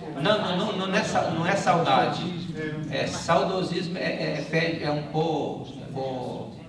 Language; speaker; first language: Italian; non-native, learner; Portuguese